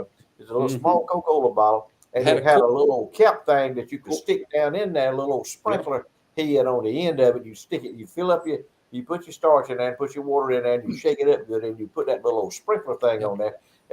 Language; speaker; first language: English; native; English